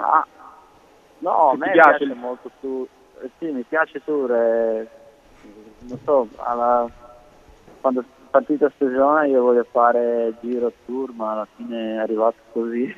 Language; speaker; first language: Italian; non-native, learner; Croatian